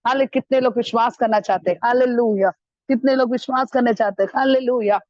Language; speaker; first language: Hindi; non-native, local second language; Malayalam